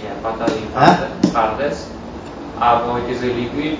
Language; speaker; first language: English; non-native, learner; Russian